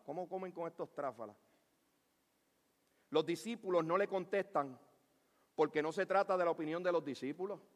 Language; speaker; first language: Spanish; native; Spanish